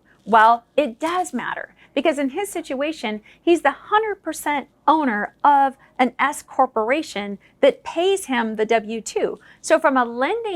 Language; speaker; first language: English; native; English